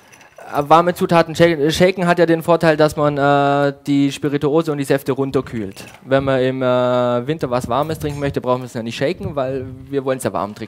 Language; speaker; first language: German; native; German